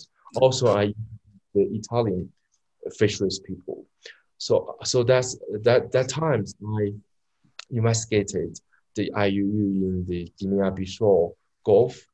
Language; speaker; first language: English; non-native, learner; Chinese